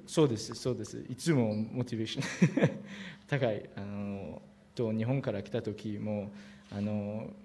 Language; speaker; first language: Japanese; non-native, learner; French